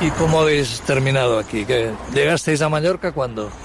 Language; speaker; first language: Spanish; native; Spanish